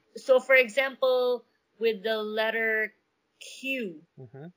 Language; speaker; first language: English; non-native, local second language; Min Nan Chinese